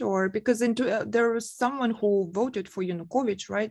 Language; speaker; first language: English; non-native, fluent; Russian